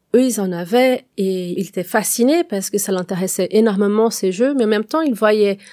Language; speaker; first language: French; non-native, fluent; Portuguese